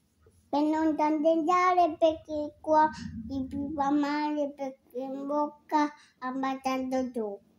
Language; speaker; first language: Italian; early bilingual, other home language; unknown